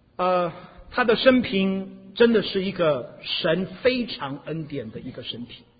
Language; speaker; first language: Chinese; non-native, fluent; English